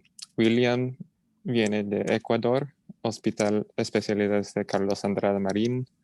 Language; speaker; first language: Spanish; non-native, fluent; English